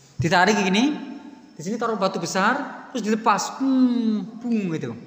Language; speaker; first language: Indonesian; native; Indonesian